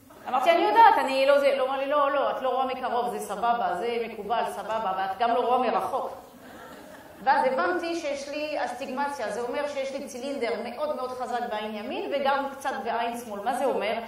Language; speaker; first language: Hebrew; non-native, fluent; French